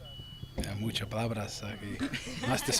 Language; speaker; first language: Spanish; non-native, learner; English